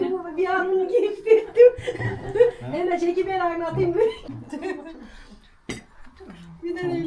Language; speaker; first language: Turkish; native; Turkish